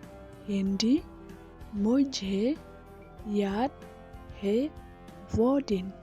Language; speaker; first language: Hindi; non-native, local second language; Khasi